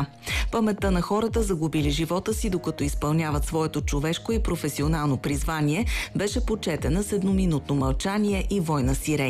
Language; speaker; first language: Bulgarian; native; Bulgarian